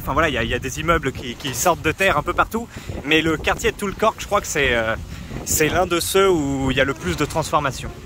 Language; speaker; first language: French; native; French